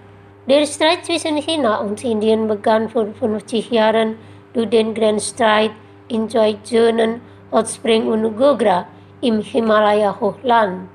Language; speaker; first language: German; non-native, fluent; Indonesian